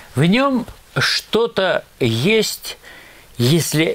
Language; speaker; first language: Russian; native; Russian